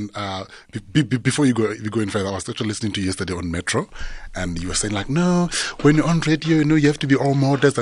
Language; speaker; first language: English; non-native, local second language; Tsonga